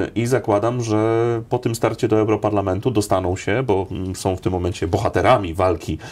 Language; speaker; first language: Polish; native; Polish